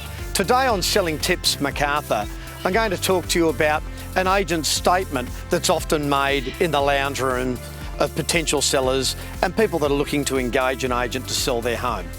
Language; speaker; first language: English; native; English